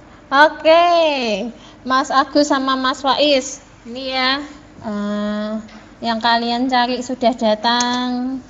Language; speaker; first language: Indonesian; native; Indonesian